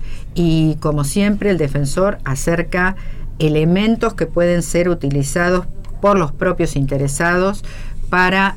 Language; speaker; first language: Spanish; native; Spanish